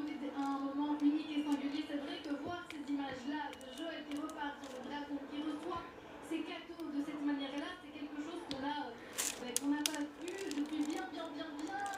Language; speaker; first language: French; native; French